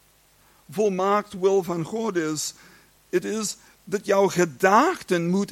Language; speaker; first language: Dutch; non-native, learner; English